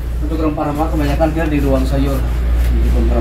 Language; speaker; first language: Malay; non-native, local second language; Sundanese